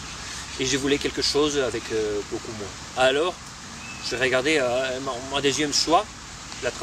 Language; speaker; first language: French; non-native, fluent; Spanish